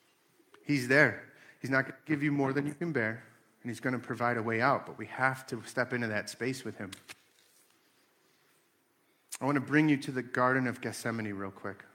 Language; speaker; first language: English; native; English